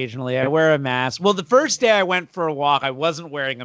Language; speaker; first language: English; native; English